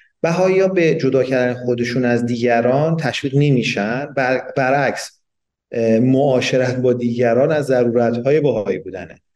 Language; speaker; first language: Persian; native; Persian